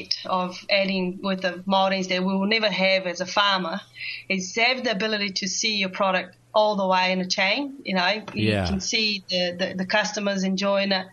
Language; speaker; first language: English; non-native, fluent; Portuguese